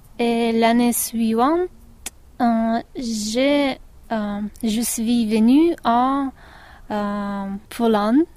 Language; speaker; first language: French; non-native, learner; Russian